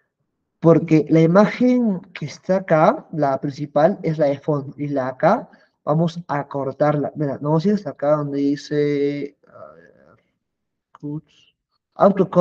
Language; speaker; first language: Spanish; native; Spanish